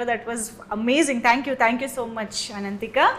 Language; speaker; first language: Telugu; native; Telugu